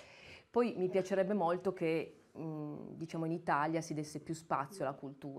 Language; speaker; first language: Italian; native; Italian